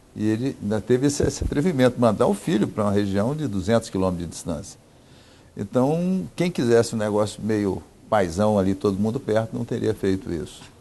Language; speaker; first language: Portuguese; native; Portuguese